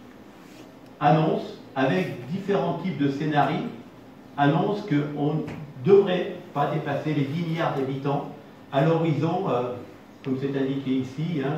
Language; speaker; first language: French; native; French